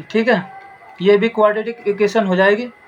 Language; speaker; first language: Hindi; native; Hindi